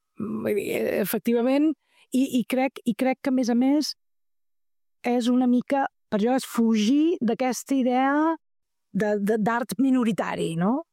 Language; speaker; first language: Catalan; native; Catalan